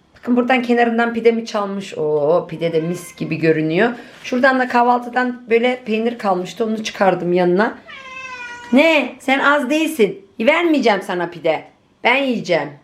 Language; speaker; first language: Turkish; native; Turkish